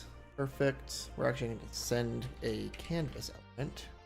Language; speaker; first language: English; native; English